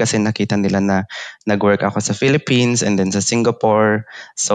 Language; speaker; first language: English; non-native, local second language; Iloko